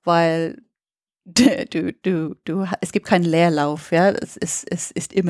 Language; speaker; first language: German; non-native, fluent; English